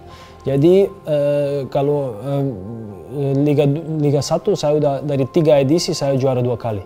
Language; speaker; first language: Indonesian; non-native, fluent; Serbian